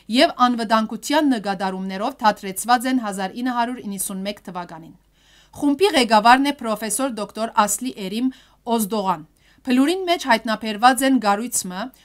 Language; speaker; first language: Armenian; early bilingual, heritage; Armenian